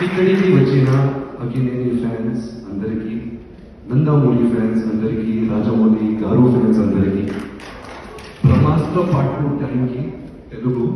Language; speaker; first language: Telugu; non-native, learner; Hindi